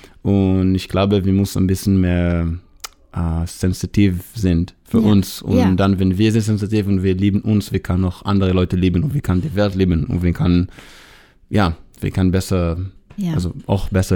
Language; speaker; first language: German; non-native, fluent; Hebrew